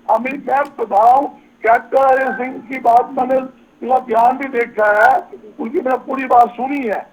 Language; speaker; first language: Hindi; native; Hindi